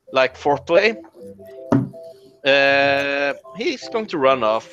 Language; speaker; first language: English; non-native, fluent; Norwegian